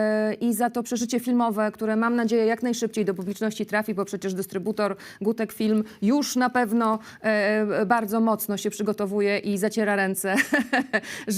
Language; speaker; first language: Polish; native; Polish